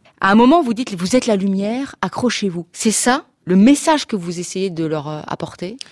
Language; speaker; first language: French; native; French